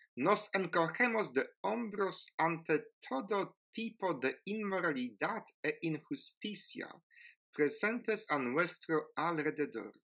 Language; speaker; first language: Spanish; non-native, fluent; Polish